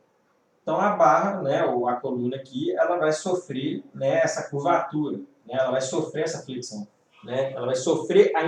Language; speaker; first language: Portuguese; native; Portuguese